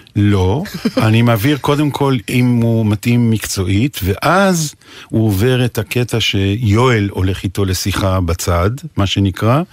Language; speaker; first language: Hebrew; native; Hebrew